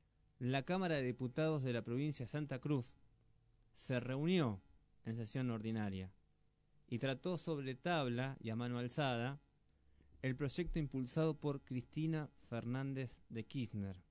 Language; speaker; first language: Spanish; native; Spanish